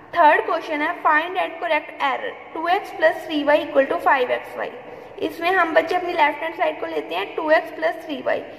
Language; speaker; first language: Hindi; non-native, local second language; Punjabi